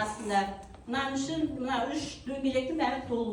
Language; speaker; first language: Kazakh; native; Kazakh